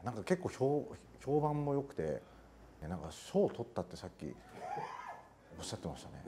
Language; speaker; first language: Japanese; native; Japanese